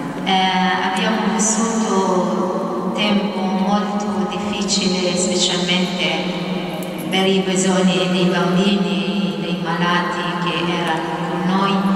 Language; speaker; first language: Italian; non-native, fluent; Arabic